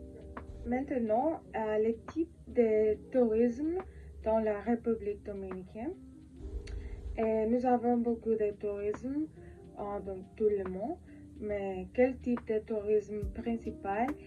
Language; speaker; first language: French; non-native, learner; Spanish